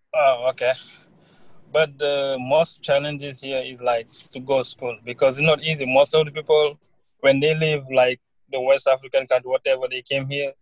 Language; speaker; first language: English; non-native, learner; Wolof